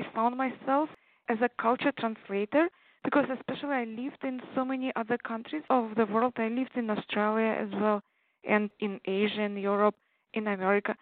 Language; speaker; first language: English; non-native, fluent; Tatar